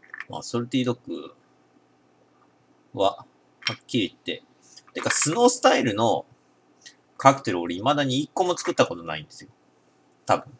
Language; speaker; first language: Japanese; native; Japanese